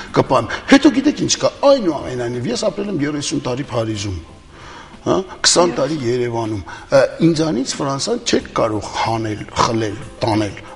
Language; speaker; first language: Armenian; early bilingual, heritage; Armenian